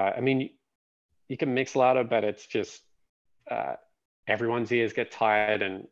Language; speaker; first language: English; native; English